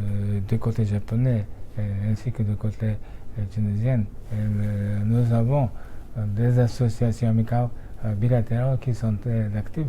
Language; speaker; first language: French; non-native, fluent; Japanese